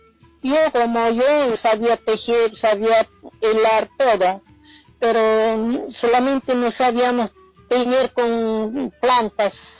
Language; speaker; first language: Spanish; non-native, local second language; Quechua